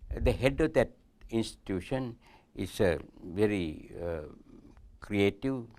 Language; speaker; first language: English; non-native, local second language; Sinhala